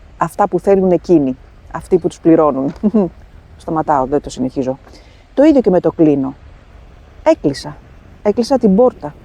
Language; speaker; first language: Greek; native; Greek